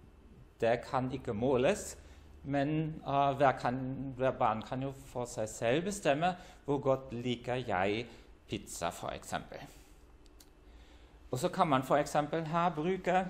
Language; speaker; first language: Norwegian; non-native, fluent; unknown